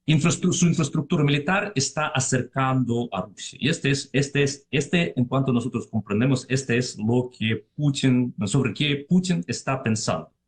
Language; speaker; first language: Spanish; non-native, fluent; Russian